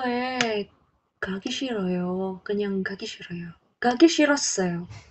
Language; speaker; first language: Korean; non-native, learner; English